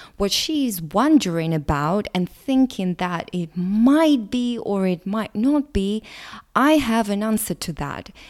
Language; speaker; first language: English; non-native, fluent; Latvian